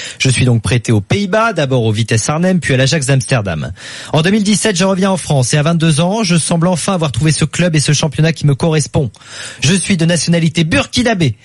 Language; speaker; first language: French; native; French